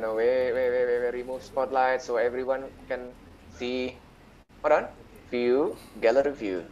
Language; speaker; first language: English; non-native, learner; Indonesian